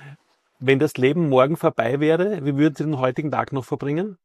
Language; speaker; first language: German; native; German